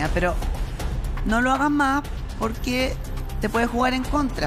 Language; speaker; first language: Spanish; native; Spanish